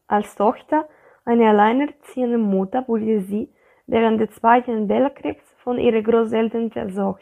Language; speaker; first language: German; non-native, learner; Spanish